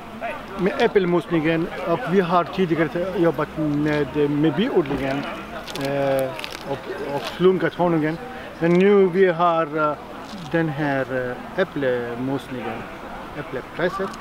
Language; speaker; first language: Swedish; non-native, fluent; Somali